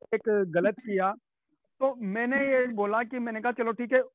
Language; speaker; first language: Hindi; native; Hindi